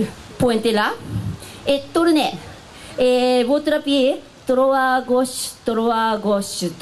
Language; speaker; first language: French; non-native, learner; Japanese